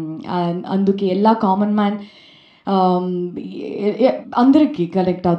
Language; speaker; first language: Telugu; non-native, learner; Kannada